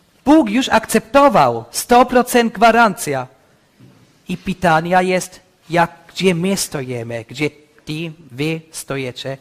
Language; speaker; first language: Polish; non-native, learner; English